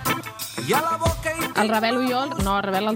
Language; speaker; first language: Catalan; native; Catalan